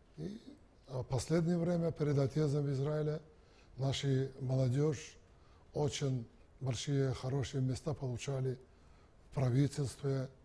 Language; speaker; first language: Russian; non-native, local second language; Georgian